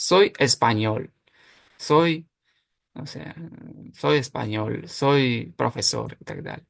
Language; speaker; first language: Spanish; non-native, fluent; Ukrainian